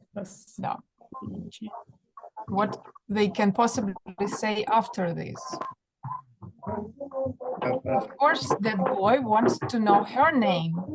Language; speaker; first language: English; non-native, fluent; Russian